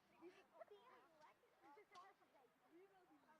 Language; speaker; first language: Dutch; native; Dutch